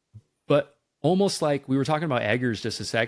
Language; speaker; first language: English; native; English